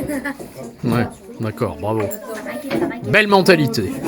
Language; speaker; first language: French; native; French